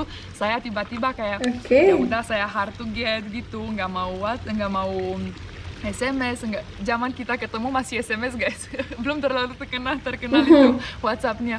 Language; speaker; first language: Indonesian; non-native, fluent; Romanian